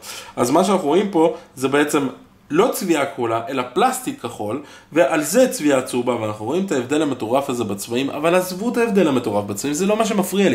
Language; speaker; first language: Hebrew; native; Hebrew